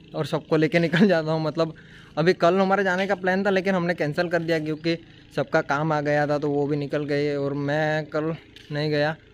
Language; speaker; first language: Hindi; non-native, local second language; Gujarati